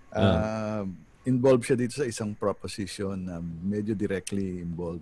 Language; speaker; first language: Filipino; native; Filipino